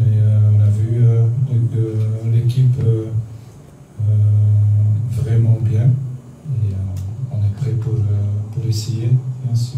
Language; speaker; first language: French; non-native, learner; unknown